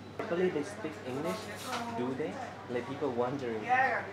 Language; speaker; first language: English; non-native, learner; Vietnamese